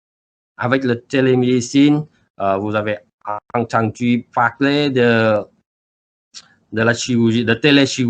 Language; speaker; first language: French; non-native, learner; Vietnamese